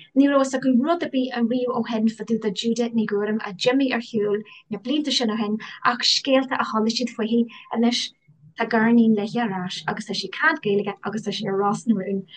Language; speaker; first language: Irish; non-native, local second language; English